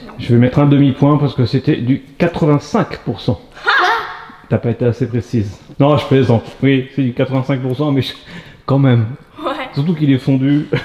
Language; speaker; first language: French; native; French